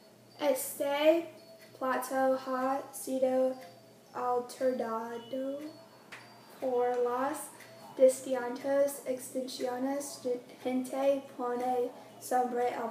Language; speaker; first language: Spanish; non-native, learner; English